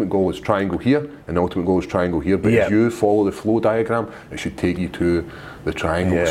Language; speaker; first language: English; native; English